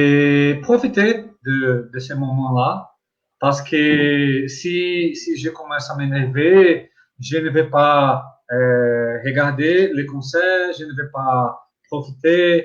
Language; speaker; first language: French; non-native, learner; Portuguese